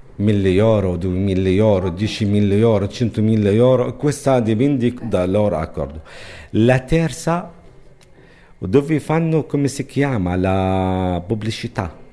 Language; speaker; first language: Italian; non-native, learner; Arabic